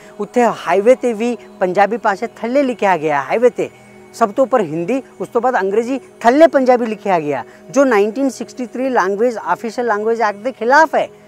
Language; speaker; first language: Punjabi; non-native, fluent; Kannada